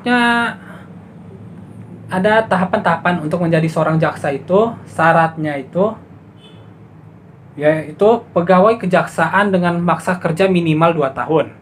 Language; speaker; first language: Indonesian; native; Indonesian